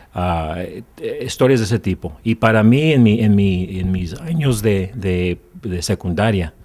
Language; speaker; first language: Spanish; early bilingual, heritage; Spanish